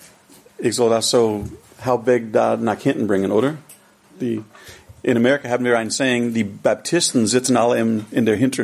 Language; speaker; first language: German; non-native, fluent; English